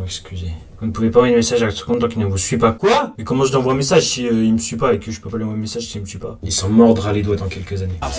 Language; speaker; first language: French; native; French